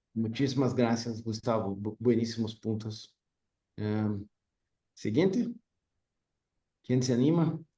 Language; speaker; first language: Spanish; non-native, fluent; Portuguese